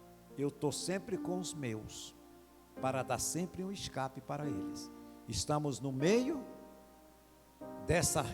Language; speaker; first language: Portuguese; native; Portuguese